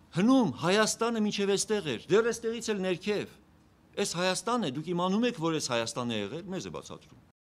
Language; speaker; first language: Armenian; native; Armenian